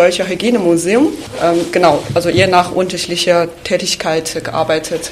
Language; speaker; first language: German; non-native, fluent; Chinese